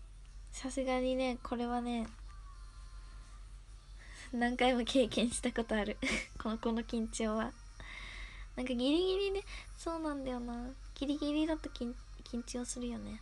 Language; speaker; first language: Japanese; native; Japanese